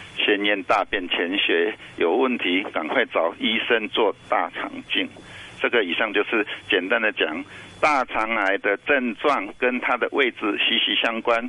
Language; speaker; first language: Chinese; native; Chinese